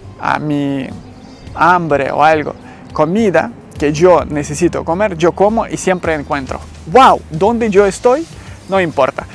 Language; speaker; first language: Spanish; non-native, learner; Ukrainian